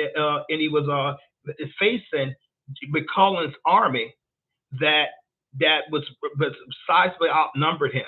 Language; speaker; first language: English; native; English